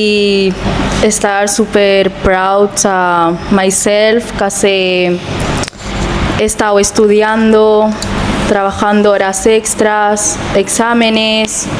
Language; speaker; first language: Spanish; early bilingual, other home language; Filipino